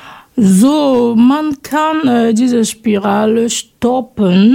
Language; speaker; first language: German; non-native, fluent; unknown